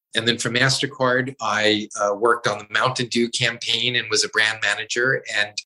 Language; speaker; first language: English; native; English